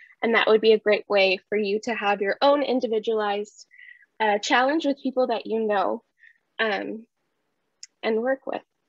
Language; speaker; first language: English; early bilingual, other home language; Spanish